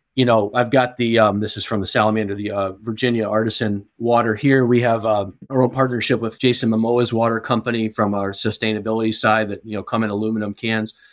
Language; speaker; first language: English; native; English